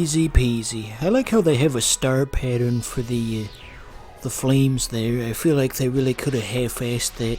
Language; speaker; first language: English; native; English